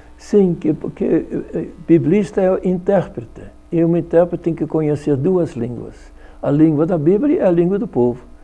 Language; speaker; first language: Portuguese; non-native, fluent; Dutch